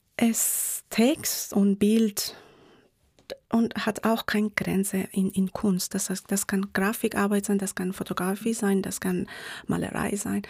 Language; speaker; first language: German; non-native, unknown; Persian